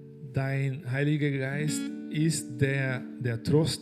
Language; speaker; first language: German; non-native, fluent; Portuguese